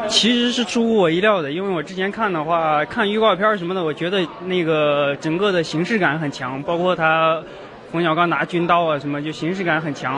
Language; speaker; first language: Chinese; native; Chinese